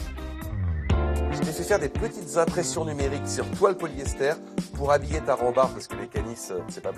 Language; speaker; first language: French; native; French